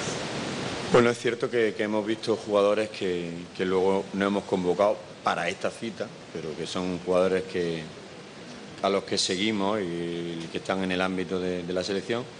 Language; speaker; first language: Spanish; native; Spanish